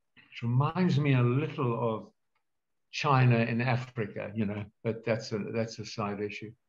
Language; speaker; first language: English; native; English